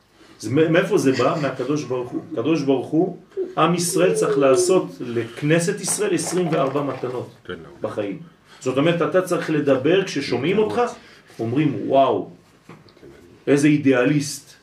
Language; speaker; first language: Hebrew; non-native, fluent; French